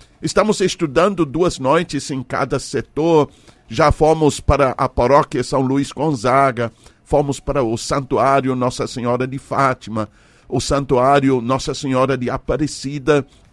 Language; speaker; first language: Portuguese; non-native, fluent; German